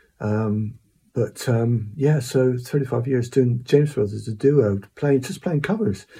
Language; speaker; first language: English; native; English